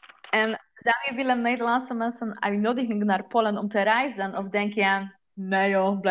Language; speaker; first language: Dutch; non-native, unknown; Polish